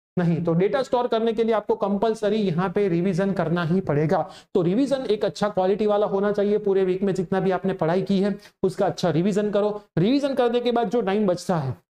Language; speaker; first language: Hindi; non-native, local second language; Gujarati